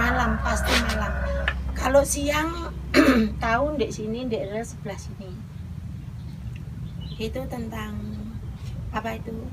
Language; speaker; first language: Indonesian; non-native, local second language; Javanese